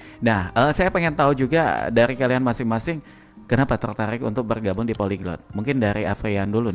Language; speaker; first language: Indonesian; native; Indonesian